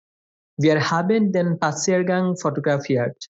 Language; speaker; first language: German; non-native, fluent; Bangla